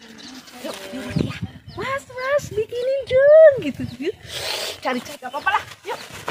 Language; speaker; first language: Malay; non-native, local second language; Javanese